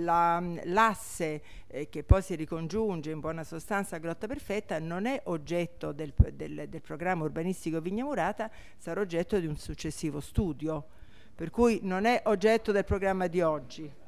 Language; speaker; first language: Italian; native; Italian